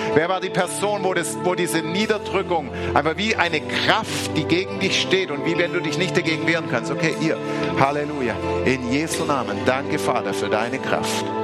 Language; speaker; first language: German; native; German